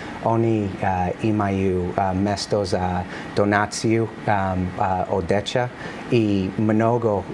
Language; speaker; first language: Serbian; non-native, learner; English